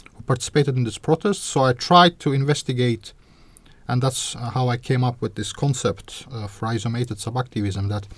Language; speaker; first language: English; non-native, fluent; Azerbaijani